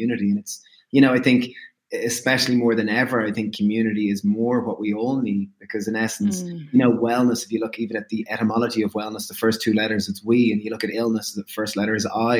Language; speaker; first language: English; native; English